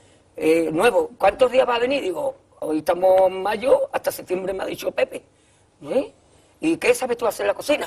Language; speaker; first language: Spanish; native; Spanish